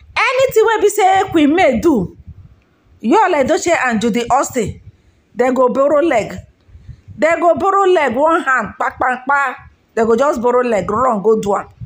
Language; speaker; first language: Nigerian Pidgin; non-native, local second language; Igbo